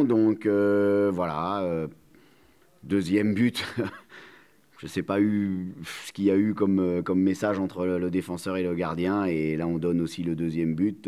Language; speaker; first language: French; native; French